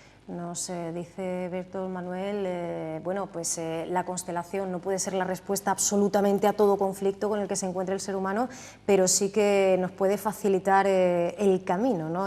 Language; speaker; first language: Spanish; native; Spanish